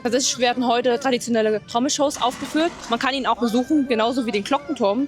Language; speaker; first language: German; native; German